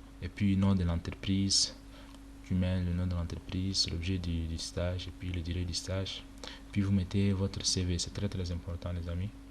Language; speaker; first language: French; non-native, local second language; Arabic